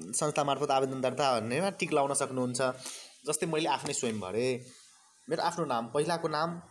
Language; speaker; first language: Nepali; non-native, local second language; Maithili